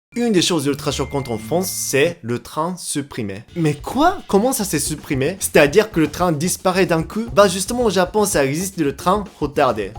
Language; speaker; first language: French; non-native, fluent; Japanese